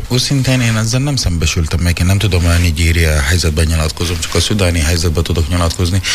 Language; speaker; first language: Hungarian; non-native, fluent; Arabic